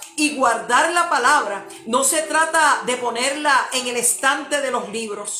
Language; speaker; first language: Spanish; native; Spanish